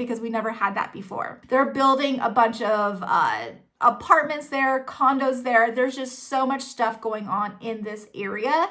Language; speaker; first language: English; native; English